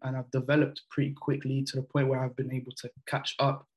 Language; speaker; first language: English; early bilingual, other home language; French